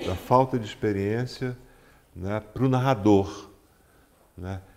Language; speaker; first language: Portuguese; native; Portuguese